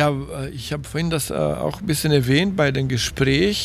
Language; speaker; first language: German; non-native, fluent; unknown